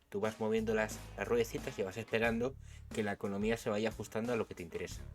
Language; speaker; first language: Spanish; native; Spanish